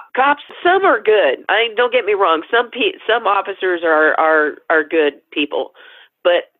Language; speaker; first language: English; native; English